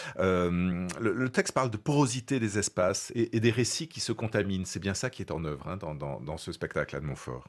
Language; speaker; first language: French; native; French